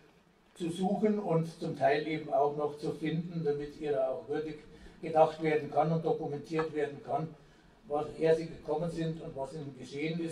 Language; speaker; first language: German; native; German